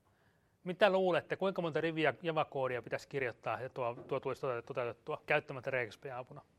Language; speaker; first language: Finnish; native; Finnish